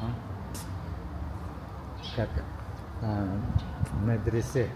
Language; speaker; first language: Russian; non-native, learner; Uzbek